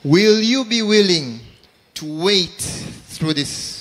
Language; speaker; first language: English; non-native, local second language; Swahili